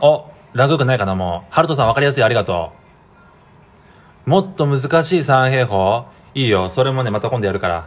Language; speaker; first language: Japanese; native; Japanese